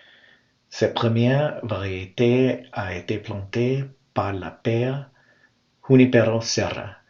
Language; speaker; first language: French; non-native, learner; English